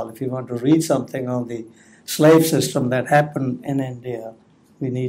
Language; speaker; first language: English; non-native, local second language; Punjabi